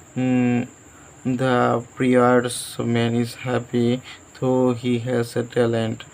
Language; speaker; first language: English; non-native, local second language; Bangla